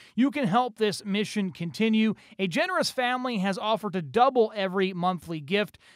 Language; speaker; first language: English; native; English